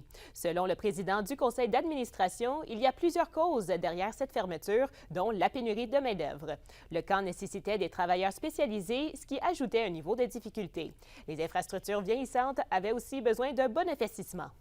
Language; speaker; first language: French; native; French